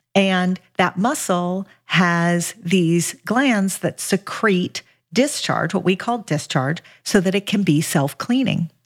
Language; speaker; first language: English; native; English